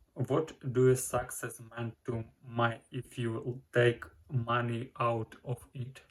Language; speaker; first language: English; non-native, learner; Ukrainian